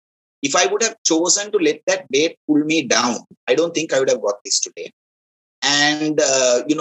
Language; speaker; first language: English; non-native, local second language; Sinhala